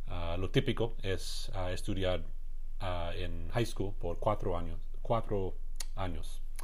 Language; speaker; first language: Spanish; non-native, fluent; English